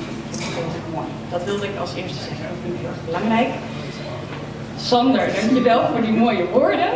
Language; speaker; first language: Dutch; native; Dutch